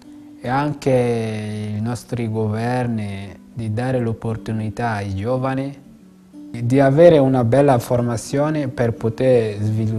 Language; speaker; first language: Italian; non-native, fluent; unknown